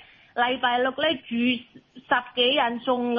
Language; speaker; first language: Cantonese; non-native, learner; Indonesian